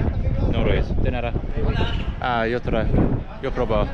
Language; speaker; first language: Spanish; non-native, learner; English